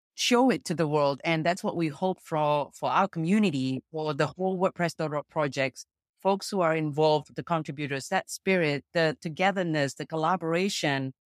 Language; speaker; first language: English; non-native, fluent; Indonesian